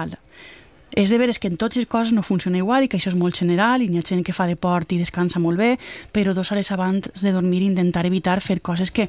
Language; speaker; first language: Catalan; native; Catalan